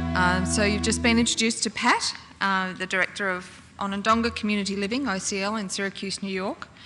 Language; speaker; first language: English; native; English